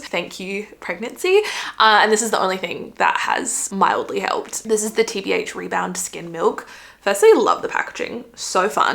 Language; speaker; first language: English; native; English